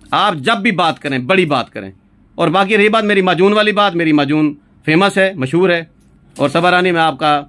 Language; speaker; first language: Urdu; non-native, local second language; Saraiki